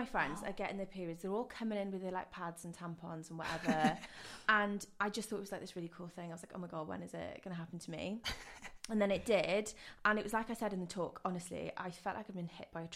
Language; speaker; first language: English; non-native, local second language; Welsh